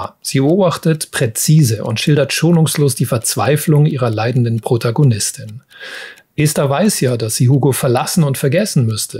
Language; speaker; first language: German; native; German